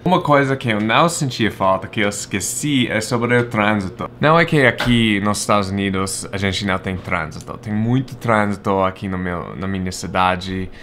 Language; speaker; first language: Portuguese; non-native, fluent; English